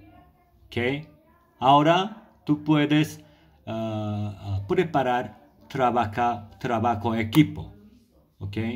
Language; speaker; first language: Spanish; non-native, learner; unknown